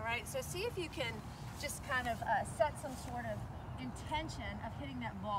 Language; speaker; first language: English; native; English